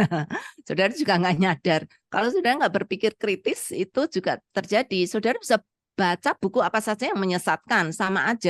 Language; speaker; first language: Indonesian; native; Indonesian